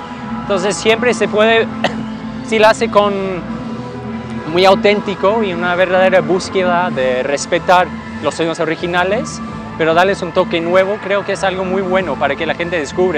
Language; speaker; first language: Spanish; non-native, fluent; English